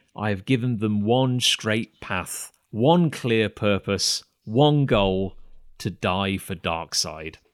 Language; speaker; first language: English; native; English